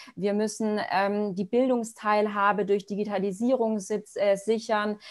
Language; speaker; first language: German; native; German